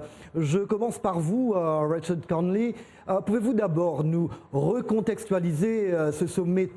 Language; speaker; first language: French; native; French